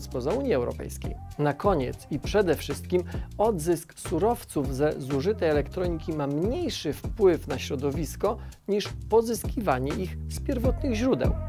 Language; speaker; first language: Polish; native; Polish